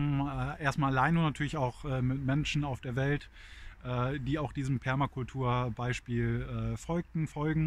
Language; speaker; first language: German; native; German